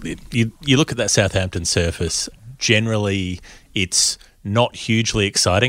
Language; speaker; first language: English; native; English